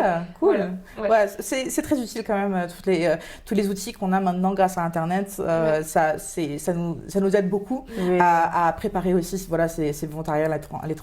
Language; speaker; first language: French; native; French